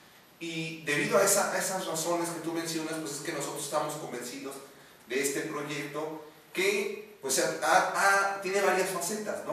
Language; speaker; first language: Spanish; native; Spanish